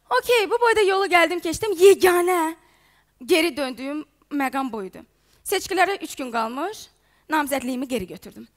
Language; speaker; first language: Azerbaijani; non-native, fluent; Ukrainian